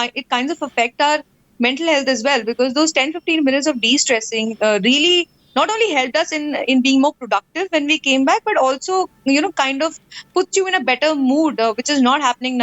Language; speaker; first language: English; non-native, local second language; Hindi